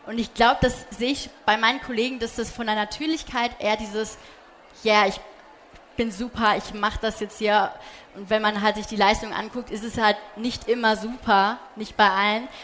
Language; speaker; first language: German; early bilingual, other home language; Polish